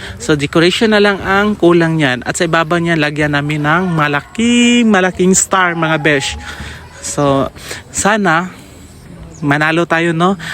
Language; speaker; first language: Filipino; non-native, local second language; Cebuano